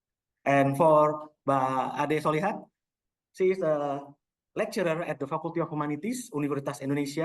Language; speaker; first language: English; non-native, local second language; Indonesian